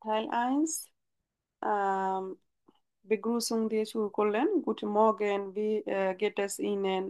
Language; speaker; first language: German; non-native, fluent; Bangla